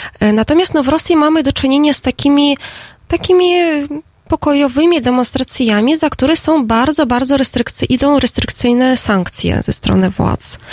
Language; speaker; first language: Polish; non-native, fluent; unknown